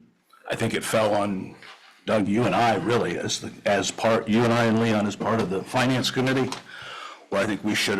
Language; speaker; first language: English; native; English